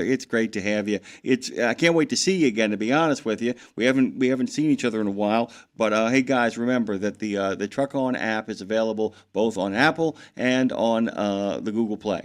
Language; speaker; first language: English; native; English